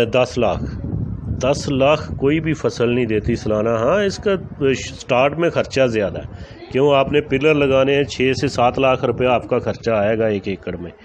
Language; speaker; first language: Urdu; native; Urdu